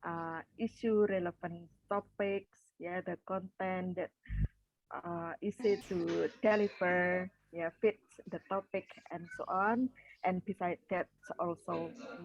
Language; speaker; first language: English; non-native, fluent; Indonesian